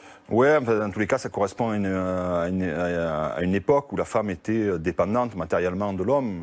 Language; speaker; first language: French; native; French